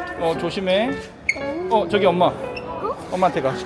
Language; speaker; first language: Korean; native; Korean